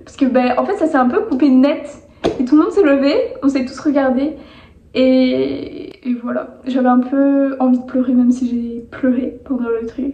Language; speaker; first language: French; native; French